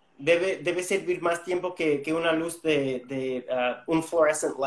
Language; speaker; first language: Spanish; non-native, fluent; English